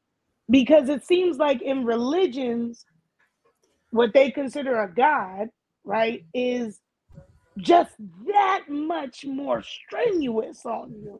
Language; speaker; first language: English; early bilingual, other home language; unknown